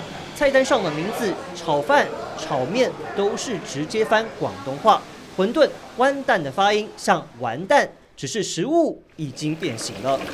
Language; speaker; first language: Chinese; native; Chinese